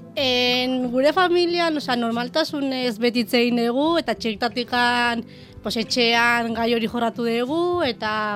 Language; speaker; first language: Basque; early bilingual, heritage; Basque